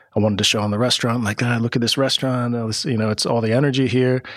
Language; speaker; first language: English; native; English